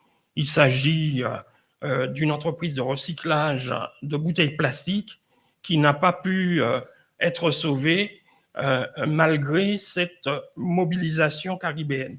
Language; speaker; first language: French; native; French